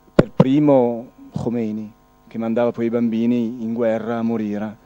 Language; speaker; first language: Italian; non-native, fluent; Arabic